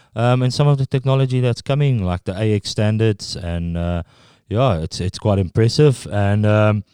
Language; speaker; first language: English; non-native, local second language; Afrikaans